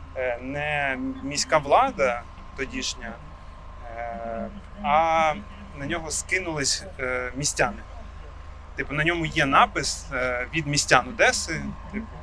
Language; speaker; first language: Ukrainian; non-native, local second language; Russian